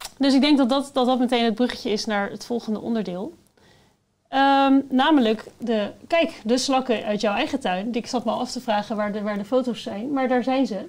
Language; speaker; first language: Dutch; native; Dutch